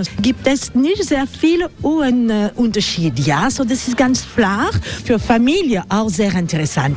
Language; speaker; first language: German; non-native, learner; French